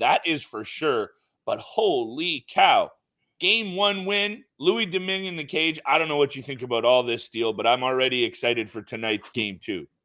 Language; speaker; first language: English; native; English